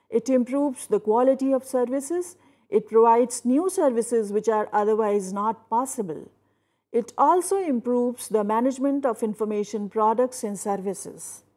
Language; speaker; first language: English; non-native, local second language; Hindi